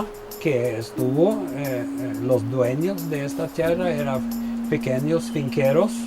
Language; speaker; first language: Spanish; non-native, fluent; Swedish